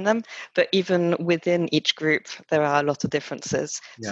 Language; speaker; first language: English; non-native, fluent; French